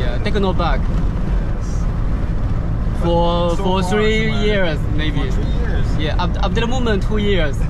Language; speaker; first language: English; non-native, fluent; Chinese